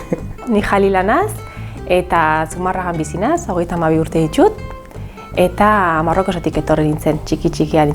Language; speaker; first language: Basque; early bilingual, other home language; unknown